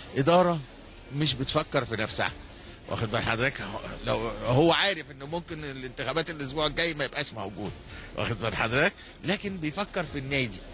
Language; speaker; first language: Arabic; native; Arabic